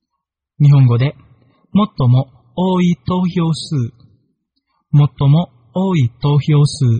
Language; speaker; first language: Japanese; non-native, fluent; Indonesian